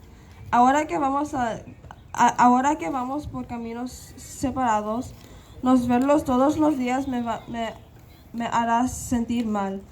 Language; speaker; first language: Spanish; non-native, local second language; English